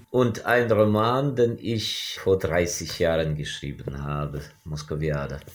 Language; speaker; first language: German; non-native, fluent; Ukrainian